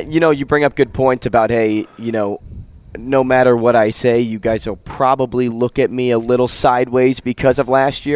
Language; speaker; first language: English; native; English